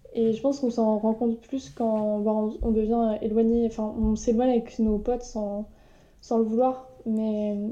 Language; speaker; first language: French; native; French